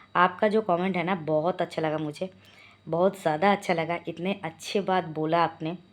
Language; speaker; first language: Hindi; non-native, local second language; Bangla